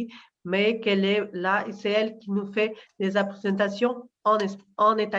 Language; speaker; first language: French; non-native, learner; Portuguese